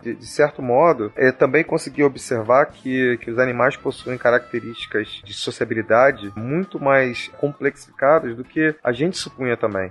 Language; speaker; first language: Portuguese; native; Portuguese